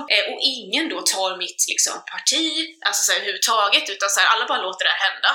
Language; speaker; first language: Swedish; native; Swedish